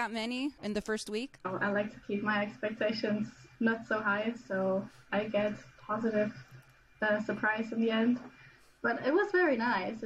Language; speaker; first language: English; non-native, fluent; German